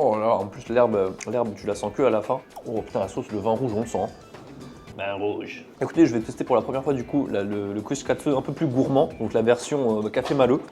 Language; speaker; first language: French; native; French